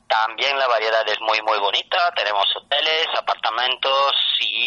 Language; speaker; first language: Spanish; non-native, fluent; Italian